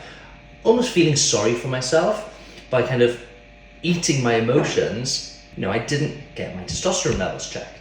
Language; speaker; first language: English; native; English